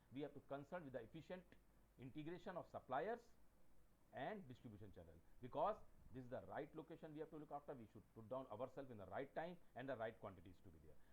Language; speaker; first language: English; non-native, local second language; Hindi